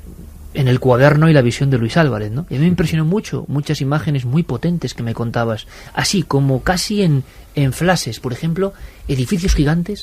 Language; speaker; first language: Spanish; native; Spanish